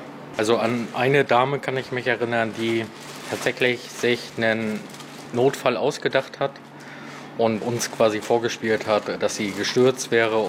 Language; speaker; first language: German; native; German